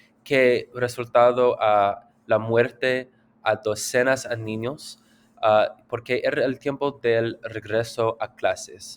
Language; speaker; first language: Spanish; non-native, learner; English